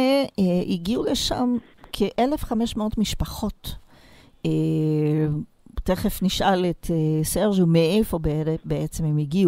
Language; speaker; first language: Hebrew; non-native, fluent; Portuguese